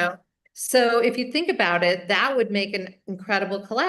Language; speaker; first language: English; native; English